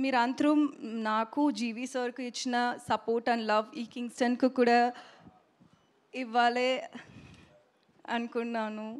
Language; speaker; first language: Telugu; non-native, learner; Tamil